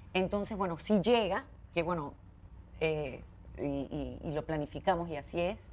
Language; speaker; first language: Spanish; native; Spanish